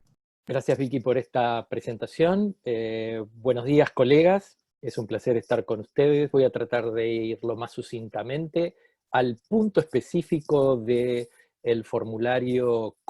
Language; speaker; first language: Spanish; native; Spanish